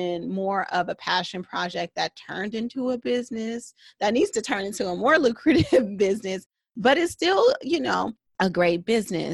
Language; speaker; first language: English; native; English